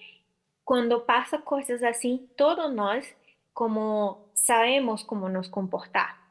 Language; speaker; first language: Spanish; non-native, learner; Portuguese